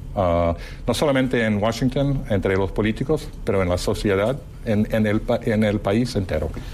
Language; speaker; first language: Spanish; non-native, fluent; English